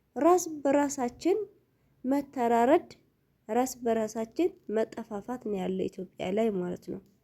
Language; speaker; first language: Amharic; non-native, local second language; Tigrinya